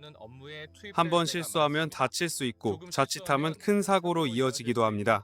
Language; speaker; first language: Korean; native; Korean